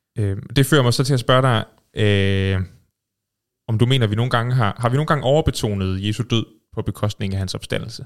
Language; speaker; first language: Danish; native; Danish